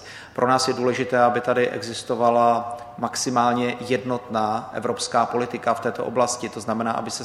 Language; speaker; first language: Czech; native; Czech